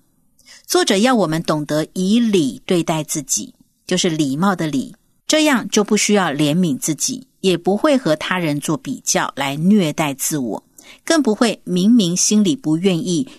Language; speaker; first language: Chinese; native; Chinese